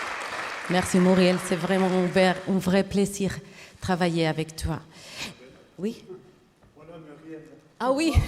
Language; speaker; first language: French; non-native, fluent; Spanish